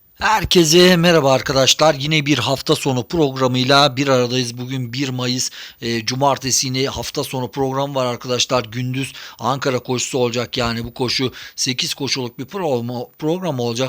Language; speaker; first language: Turkish; native; Turkish